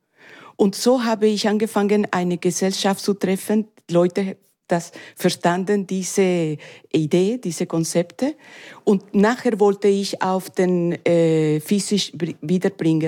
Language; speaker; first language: German; non-native, learner; Spanish